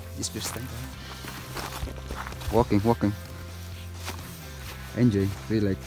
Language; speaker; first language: English; non-native, learner; Indonesian